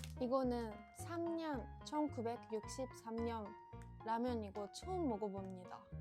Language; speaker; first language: Korean; non-native, fluent; Japanese